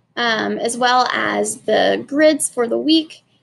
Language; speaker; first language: English; native; English